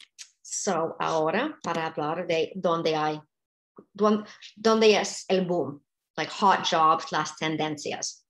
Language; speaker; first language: Spanish; non-native, fluent; English